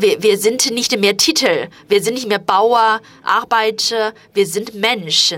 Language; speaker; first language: German; non-native, fluent; Chinese